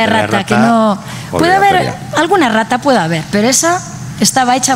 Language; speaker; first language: Spanish; native; Spanish